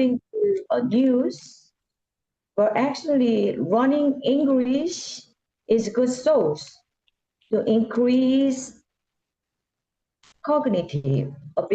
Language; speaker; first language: English; non-native, learner; Korean